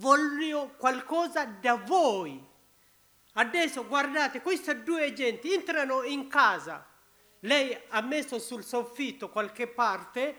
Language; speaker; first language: Italian; non-native, learner; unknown